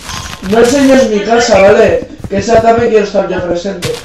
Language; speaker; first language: Spanish; native; Spanish